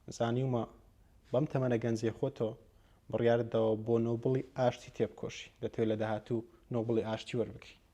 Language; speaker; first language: Central Kurdish; native; Central Kurdish